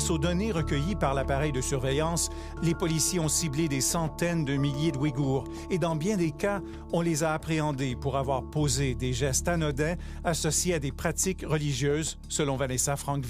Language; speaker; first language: French; native; French